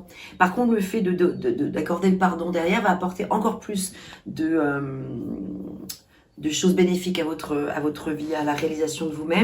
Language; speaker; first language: French; native; French